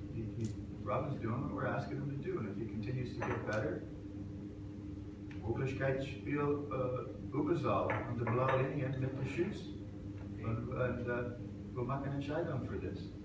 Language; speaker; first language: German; non-native, learner; English